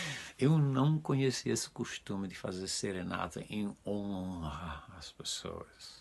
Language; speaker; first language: Portuguese; non-native, fluent; Dutch